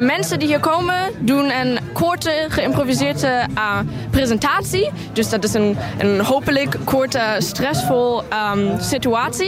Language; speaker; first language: Dutch; non-native, fluent; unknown